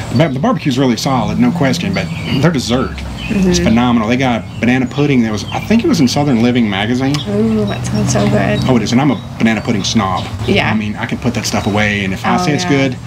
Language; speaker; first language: English; native; English